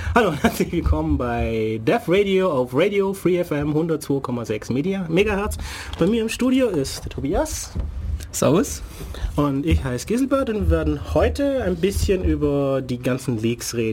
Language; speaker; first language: German; native; German